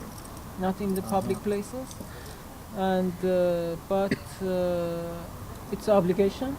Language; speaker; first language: English; non-native, learner; Persian